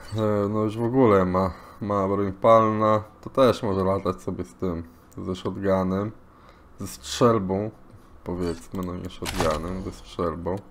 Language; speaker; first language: Polish; native; Polish